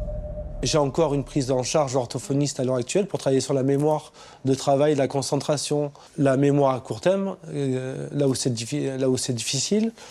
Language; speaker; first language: French; native; French